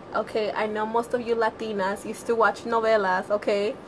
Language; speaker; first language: English; native; English